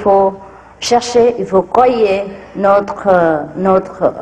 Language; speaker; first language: French; non-native, fluent; Vietnamese